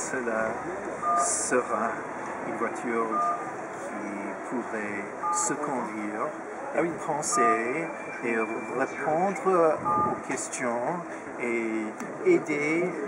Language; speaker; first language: French; non-native, fluent; English